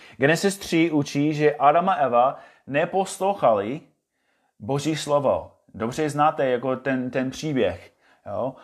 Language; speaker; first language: Czech; non-native, fluent; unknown